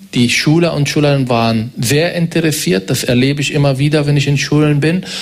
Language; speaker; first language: German; non-native, fluent; Arabic